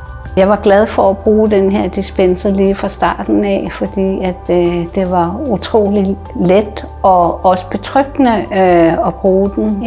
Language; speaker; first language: Danish; native; Danish